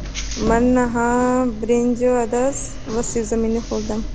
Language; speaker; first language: Persian; non-native, learner; Urdu